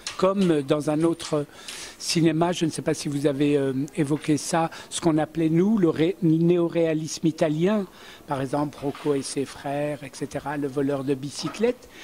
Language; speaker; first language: French; early bilingual, other home language; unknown